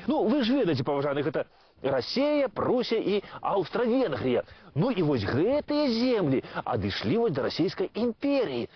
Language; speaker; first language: Belarusian; native; Belarusian